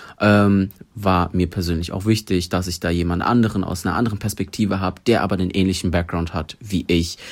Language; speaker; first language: German; early bilingual, other home language; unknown